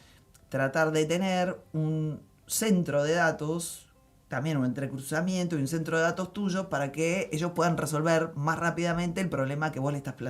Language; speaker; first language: Spanish; native; Spanish